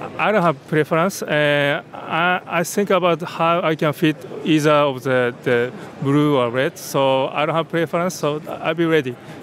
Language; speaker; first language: English; non-native, fluent; Japanese